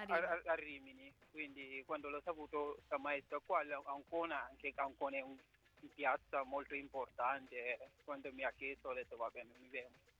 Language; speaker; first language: Italian; non-native, fluent; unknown